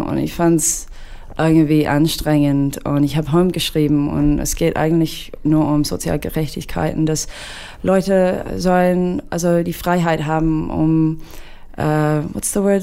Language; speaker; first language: German; non-native, fluent; English